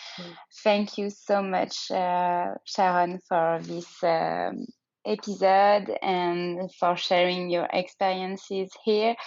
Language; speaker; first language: English; non-native, learner; French